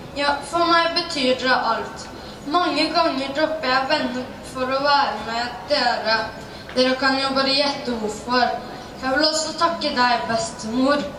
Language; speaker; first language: Norwegian; early bilingual, other home language; Thai